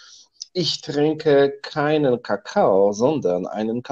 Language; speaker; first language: German; non-native, fluent; Polish